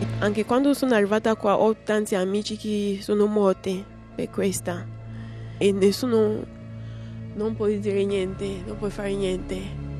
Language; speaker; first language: Italian; non-native, learner; English